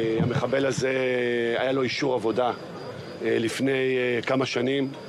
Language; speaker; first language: Hebrew; native; Hebrew